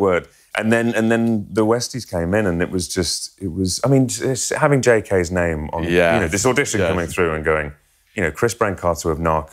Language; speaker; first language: English; native; English